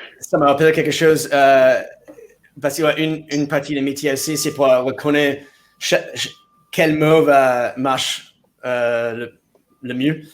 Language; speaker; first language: French; non-native, fluent; English